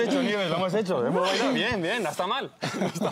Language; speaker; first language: Spanish; native; Spanish